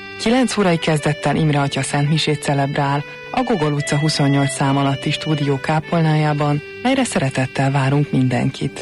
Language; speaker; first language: Hungarian; native; Hungarian